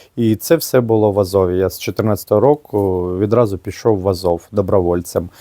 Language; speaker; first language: Ukrainian; non-native, local second language; Russian